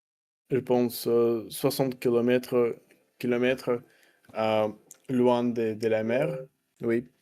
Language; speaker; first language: French; non-native, learner; Russian